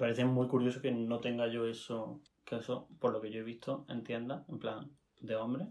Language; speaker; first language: Spanish; native; Spanish